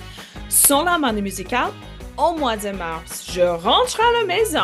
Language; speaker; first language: French; non-native, fluent; English